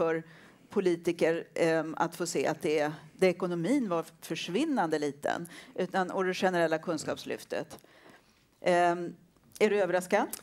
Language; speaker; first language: Swedish; native; Swedish